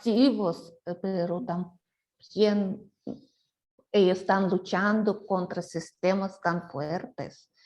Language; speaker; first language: Spanish; non-native, fluent; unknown